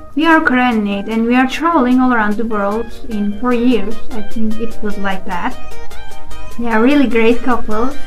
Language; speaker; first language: English; non-native, learner; Turkish